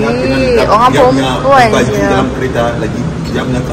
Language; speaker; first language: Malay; non-native, learner; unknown